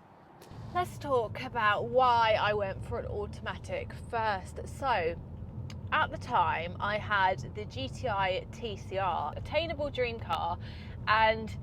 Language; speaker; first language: English; native; English